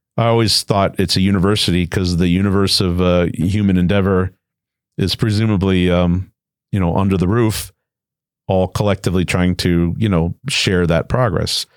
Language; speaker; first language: English; native; English